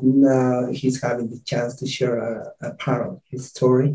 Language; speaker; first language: English; non-native, fluent; Spanish